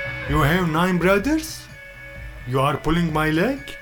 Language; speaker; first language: English; non-native, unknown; Turkish